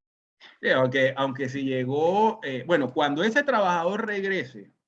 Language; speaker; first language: Spanish; native; Spanish